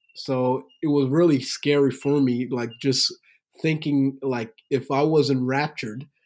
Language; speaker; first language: English; early bilingual, other home language; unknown